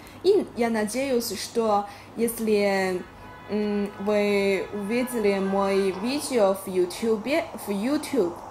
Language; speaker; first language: Russian; non-native, learner; Chinese